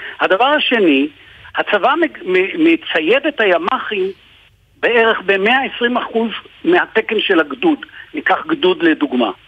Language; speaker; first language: Hebrew; native; Hebrew